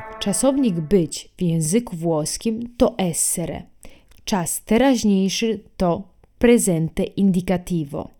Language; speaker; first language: Polish; non-native, fluent; Italian